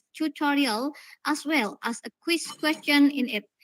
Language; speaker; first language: English; non-native, learner; Indonesian